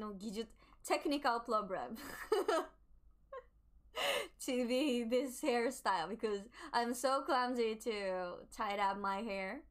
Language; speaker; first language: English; non-native, learner; Japanese